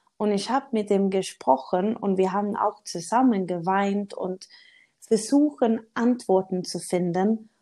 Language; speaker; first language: German; non-native, learner; Swedish